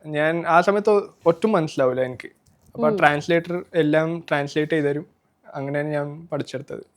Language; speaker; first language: Malayalam; non-native, local second language; Gujarati